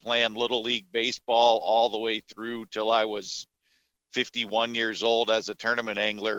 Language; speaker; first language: English; native; English